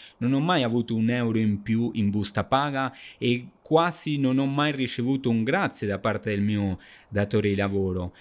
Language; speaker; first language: Italian; non-native, fluent; Spanish